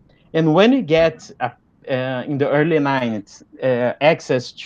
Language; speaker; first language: English; non-native, fluent; Portuguese